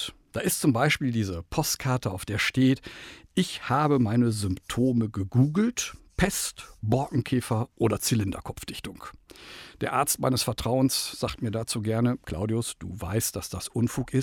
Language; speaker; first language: German; native; German